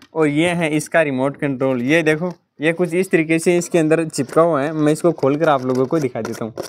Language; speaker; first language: Hindi; native; Hindi